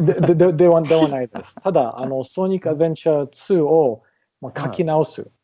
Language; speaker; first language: Japanese; non-native, learner; English